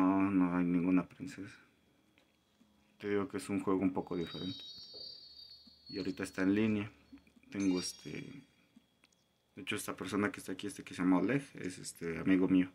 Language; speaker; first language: Spanish; native; Spanish